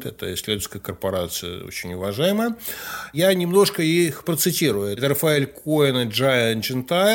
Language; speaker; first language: Russian; native; Russian